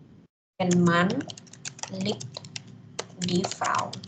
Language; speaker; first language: German; non-native, fluent; Indonesian